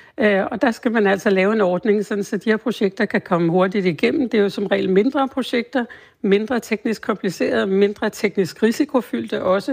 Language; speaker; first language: Danish; native; Danish